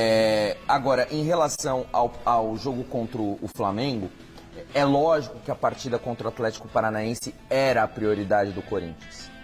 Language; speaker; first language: Portuguese; native; Portuguese